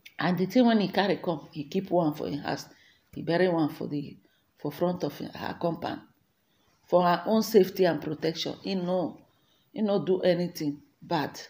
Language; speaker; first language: Nigerian Pidgin; non-native, local second language; Igbo